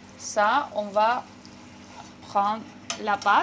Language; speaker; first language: French; non-native, fluent; Spanish